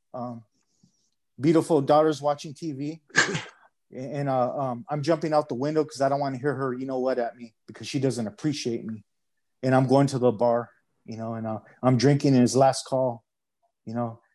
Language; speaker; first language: English; native; English